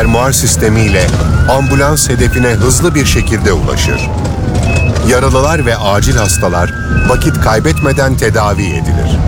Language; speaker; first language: Turkish; native; Turkish